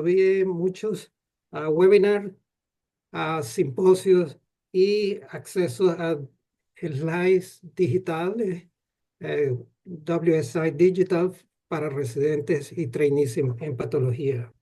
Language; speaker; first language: Spanish; non-native, fluent; English